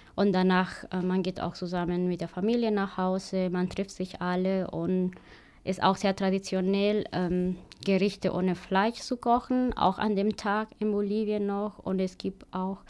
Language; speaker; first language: German; non-native, fluent; Spanish